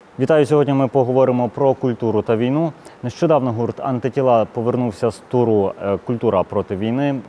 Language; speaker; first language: Ukrainian; native; Ukrainian